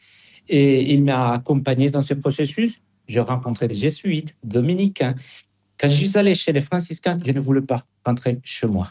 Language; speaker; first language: French; non-native, fluent; Spanish